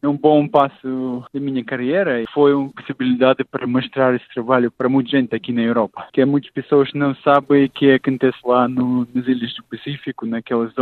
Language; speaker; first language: Portuguese; non-native, fluent; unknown